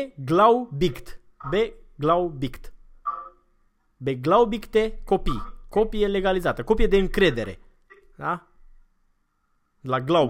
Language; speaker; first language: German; non-native, fluent; Romanian